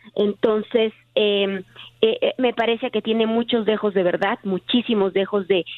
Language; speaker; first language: Spanish; native; Spanish